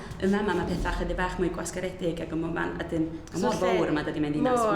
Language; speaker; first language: Welsh; native; Welsh